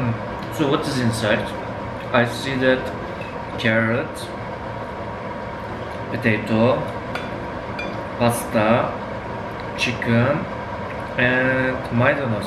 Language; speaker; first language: English; non-native, learner; Turkish